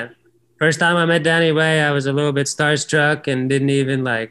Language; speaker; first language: English; non-native, fluent; Latvian